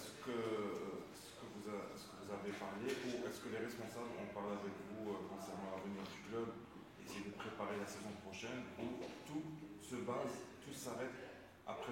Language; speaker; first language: French; non-native, local second language; Arabic